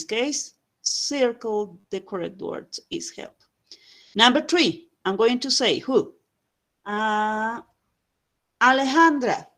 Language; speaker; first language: English; non-native, fluent; Spanish